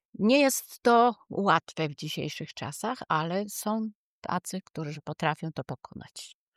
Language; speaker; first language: Polish; native; Polish